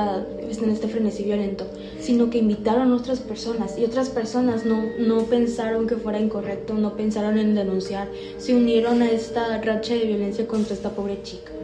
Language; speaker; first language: Spanish; native; Spanish